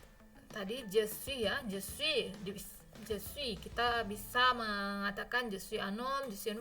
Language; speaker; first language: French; non-native, fluent; Indonesian